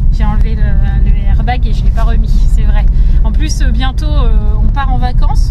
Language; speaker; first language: French; native; French